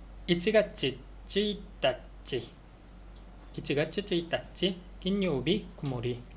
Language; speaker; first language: Japanese; non-native, learner; Korean